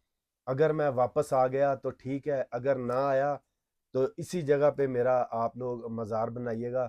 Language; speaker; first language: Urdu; non-native, local second language; Punjabi